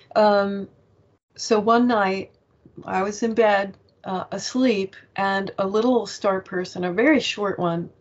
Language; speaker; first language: English; native; English